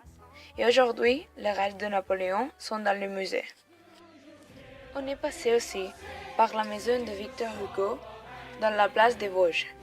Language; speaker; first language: French; non-native, learner; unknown